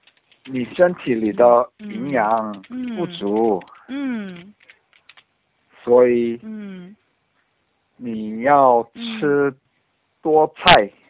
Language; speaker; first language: Chinese; non-native, learner; Korean